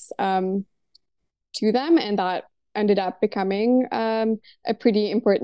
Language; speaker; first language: English; non-native, local second language; Urdu